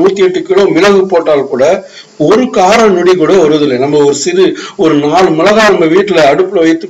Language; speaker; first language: Tamil; native; Tamil